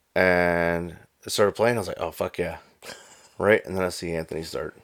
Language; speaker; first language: English; native; English